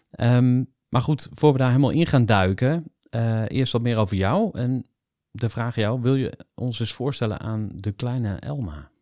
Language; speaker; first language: Dutch; native; Dutch